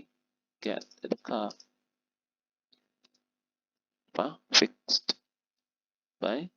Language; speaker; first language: English; non-native, fluent; Indonesian